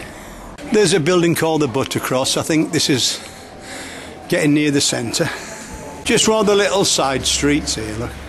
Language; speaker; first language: English; native; English